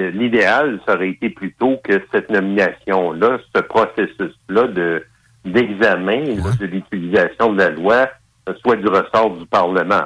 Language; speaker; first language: French; native; French